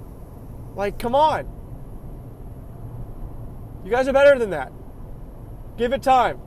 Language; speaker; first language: English; native; English